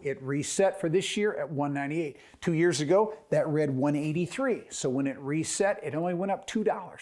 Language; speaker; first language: English; native; English